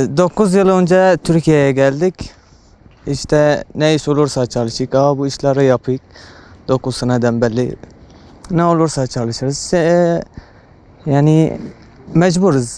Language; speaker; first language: Turkish; non-native, learner; Arabic